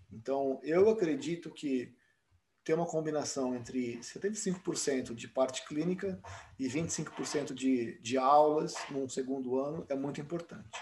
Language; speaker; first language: Portuguese; native; Portuguese